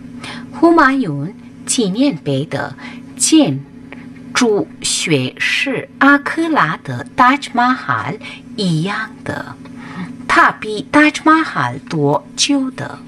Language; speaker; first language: Chinese; non-native, fluent; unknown